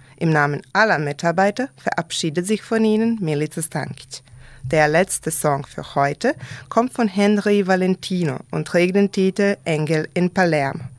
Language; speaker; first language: German; non-native, fluent; Serbian